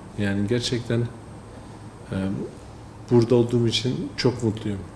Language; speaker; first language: Turkish; early bilingual, heritage; French